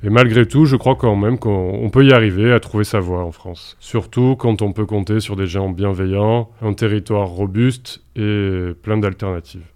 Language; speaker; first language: French; native; French